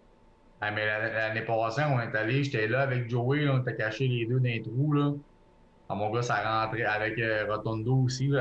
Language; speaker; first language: French; native; French